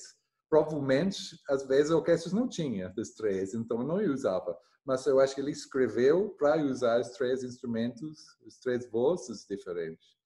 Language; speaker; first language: Portuguese; non-native, learner; English